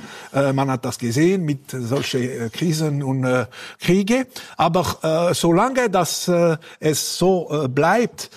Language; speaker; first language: German; non-native, local second language; French